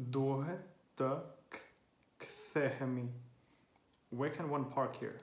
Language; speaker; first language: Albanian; non-native, learner; Finnish